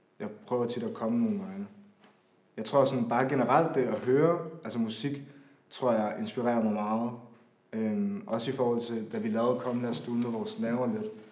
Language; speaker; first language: Danish; native; Danish